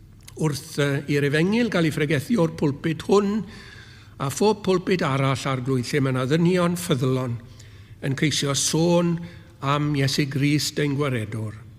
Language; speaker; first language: Welsh; native; Welsh